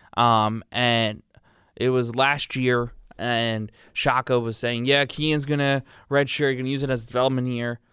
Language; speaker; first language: English; native; English